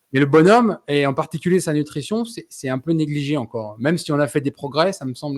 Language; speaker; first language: French; native; French